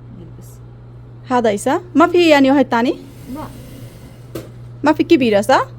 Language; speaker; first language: Arabic; non-native, learner; Bangla